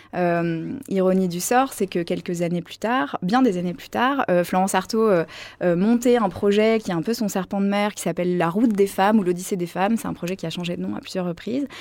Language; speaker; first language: French; native; French